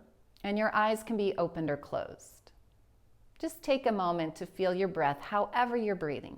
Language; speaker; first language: English; native; English